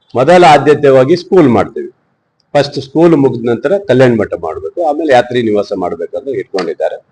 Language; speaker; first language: Kannada; native; Kannada